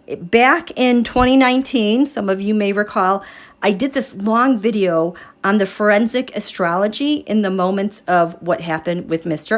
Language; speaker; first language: English; native; English